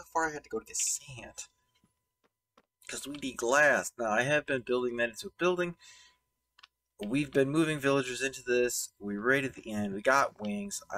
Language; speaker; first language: English; native; English